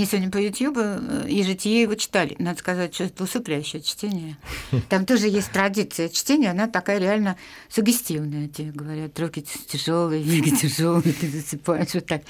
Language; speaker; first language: Russian; native; Russian